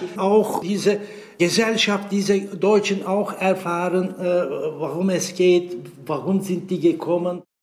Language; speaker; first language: German; non-native, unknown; Turkish